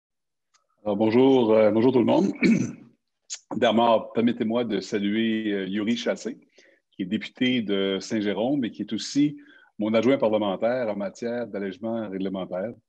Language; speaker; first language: French; native; French